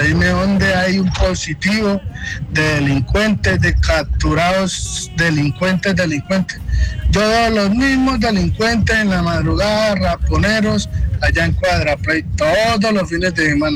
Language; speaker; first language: Spanish; native; Spanish